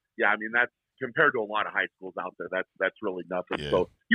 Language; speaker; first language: English; native; English